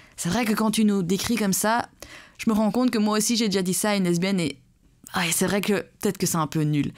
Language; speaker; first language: French; early bilingual, other home language; Persian